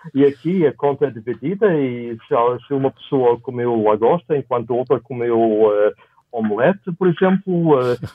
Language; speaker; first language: Portuguese; non-native, fluent; German